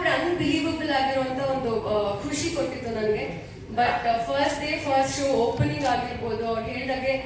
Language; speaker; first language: Kannada; native; Kannada